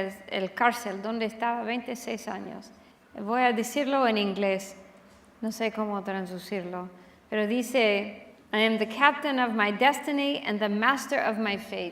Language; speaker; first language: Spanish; non-native, fluent; English